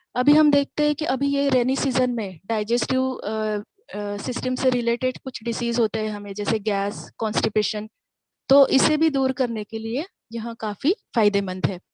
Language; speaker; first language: Hindi; non-native, local second language; Marathi